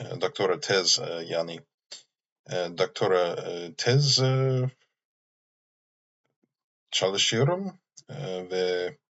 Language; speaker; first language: Turkish; non-native, learner; English